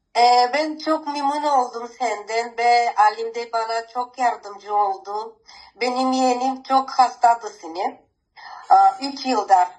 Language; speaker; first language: Turkish; non-native, learner; Greek